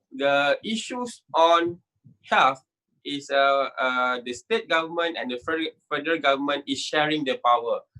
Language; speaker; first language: English; non-native, local second language; Malay